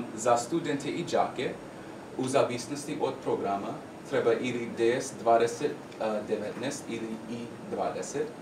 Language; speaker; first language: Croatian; non-native, learner; English